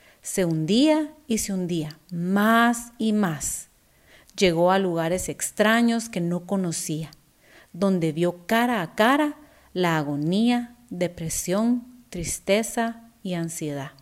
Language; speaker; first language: Spanish; native; Spanish